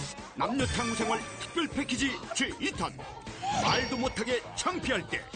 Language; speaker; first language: Korean; native; Korean